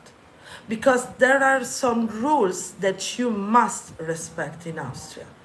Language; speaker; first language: English; non-native, fluent; Italian